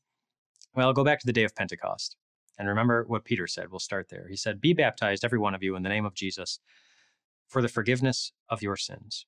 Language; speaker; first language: English; native; English